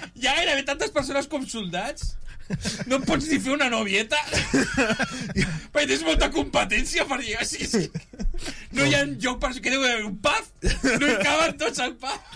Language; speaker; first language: Catalan; non-native, local second language; Spanish